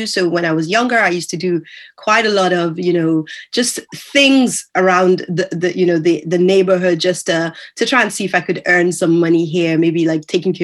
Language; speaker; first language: English; non-native, local second language; Yoruba